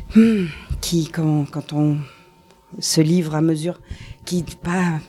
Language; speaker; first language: French; native; French